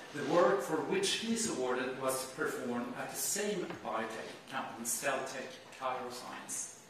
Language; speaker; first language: English; non-native, fluent; Swedish